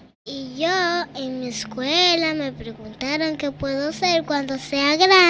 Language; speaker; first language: Spanish; early bilingual, other home language; Haitian Creole